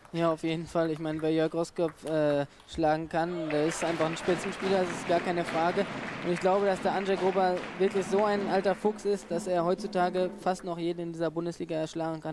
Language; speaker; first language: German; native; German